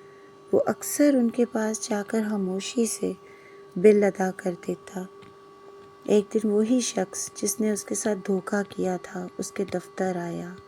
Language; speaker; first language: Urdu; native; Urdu